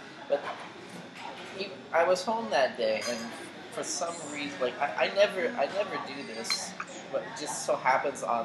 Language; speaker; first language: English; native; English